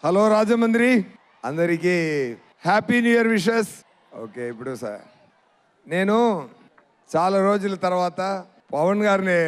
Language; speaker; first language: Telugu; non-native, local second language; Tamil